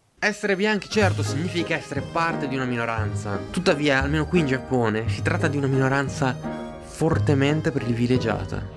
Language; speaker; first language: Italian; native; Italian